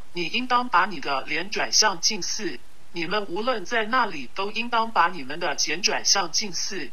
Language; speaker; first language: Chinese; non-native, local second language; Cantonese